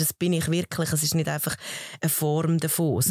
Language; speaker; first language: German; early bilingual, other home language; Spanish